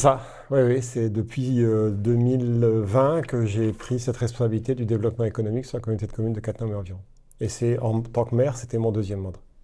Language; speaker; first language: French; native; French